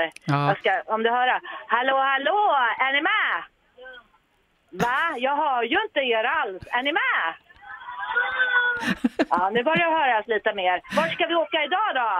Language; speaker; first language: Swedish; native; Swedish